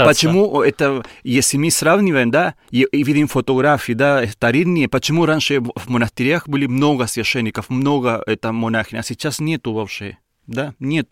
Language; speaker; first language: Russian; non-native, learner; Spanish